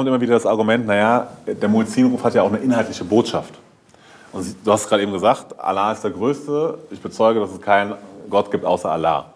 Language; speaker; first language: German; native; German